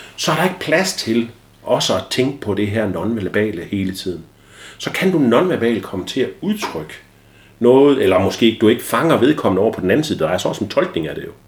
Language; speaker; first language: Danish; native; Danish